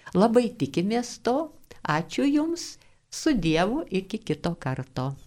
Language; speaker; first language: Lithuanian; native; Lithuanian